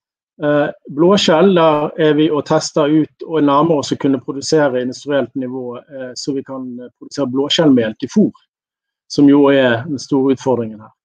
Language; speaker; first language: Norwegian; native; Norwegian